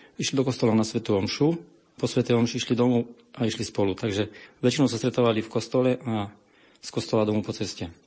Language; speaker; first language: Slovak; early bilingual, heritage; Slovak